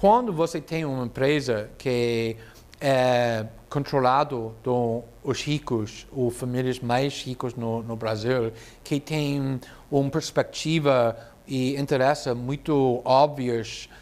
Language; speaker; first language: Portuguese; non-native, fluent; English